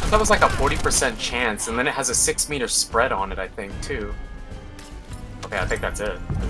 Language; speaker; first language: English; native; English